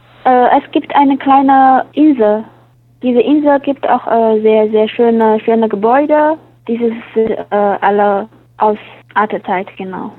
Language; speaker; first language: German; non-native, learner; Chinese